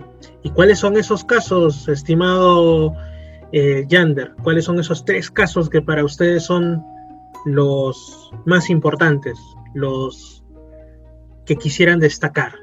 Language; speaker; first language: Spanish; native; Spanish